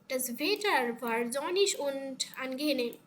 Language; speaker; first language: German; non-native, learner; Bangla